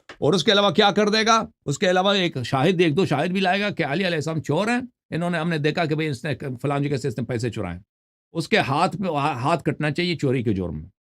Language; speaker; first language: Urdu; non-native, fluent; Persian